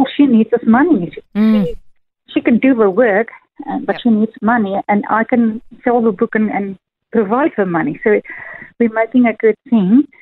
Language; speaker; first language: English; non-native, local second language; Afrikaans